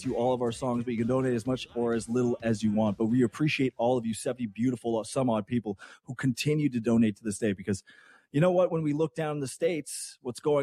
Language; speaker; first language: English; native; English